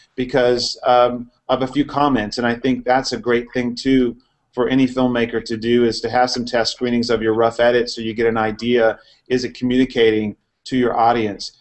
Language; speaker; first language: English; native; English